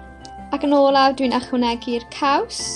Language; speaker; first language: Welsh; non-native, local second language; English